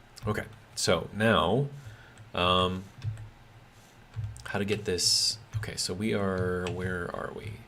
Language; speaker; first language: English; native; English